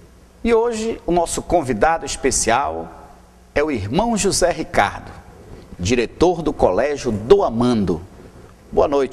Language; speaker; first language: Portuguese; native; Portuguese